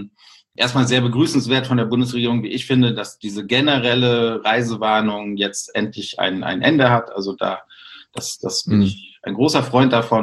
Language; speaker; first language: German; native; German